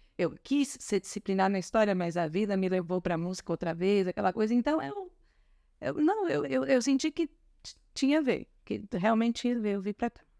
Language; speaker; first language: Portuguese; early bilingual, other home language; Spanish